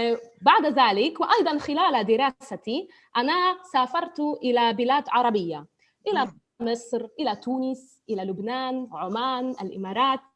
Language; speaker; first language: Arabic; non-native, fluent; Polish